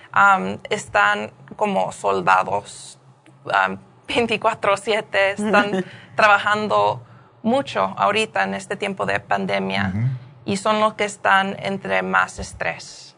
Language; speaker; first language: Spanish; early bilingual, heritage; Spanish